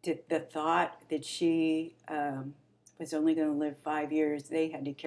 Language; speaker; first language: English; native; English